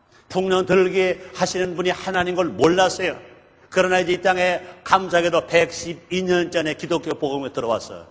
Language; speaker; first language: Korean; native; Korean